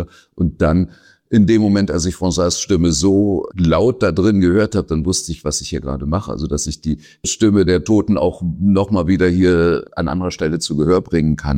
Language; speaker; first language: German; native; German